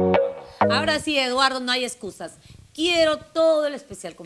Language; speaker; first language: Spanish; native; Spanish